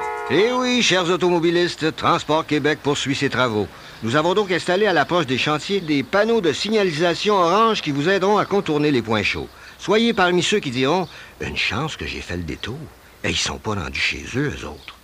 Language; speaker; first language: French; native; French